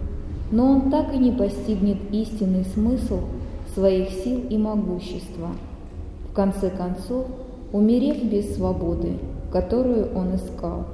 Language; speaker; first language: Russian; native; Russian